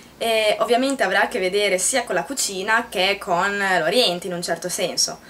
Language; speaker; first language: Italian; native; Italian